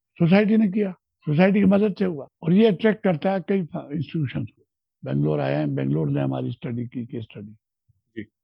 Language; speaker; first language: Hindi; native; Hindi